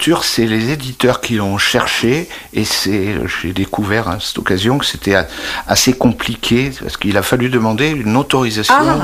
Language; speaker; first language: French; native; French